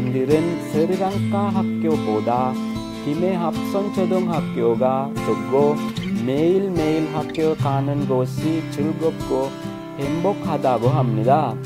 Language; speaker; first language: Korean; non-native, fluent; Sinhala